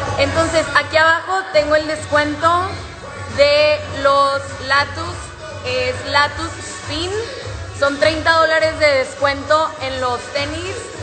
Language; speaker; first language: Spanish; native; Spanish